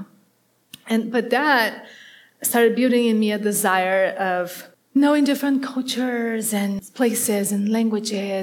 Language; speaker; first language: English; non-native, fluent; Portuguese